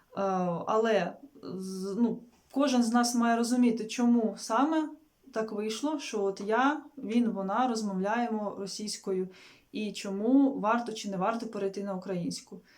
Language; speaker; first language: Ukrainian; non-native, local second language; Russian